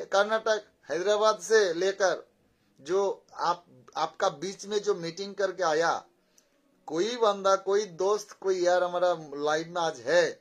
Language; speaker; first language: Hindi; non-native, local second language; Bangla